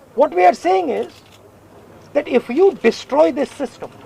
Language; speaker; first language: English; non-native, local second language; Hindi